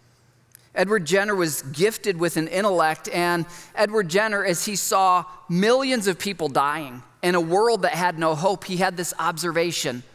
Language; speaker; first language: English; native; English